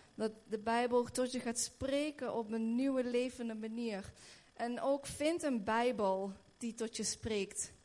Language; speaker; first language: Dutch; native; Dutch